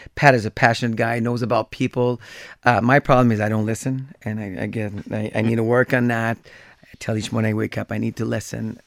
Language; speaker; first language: English; native; English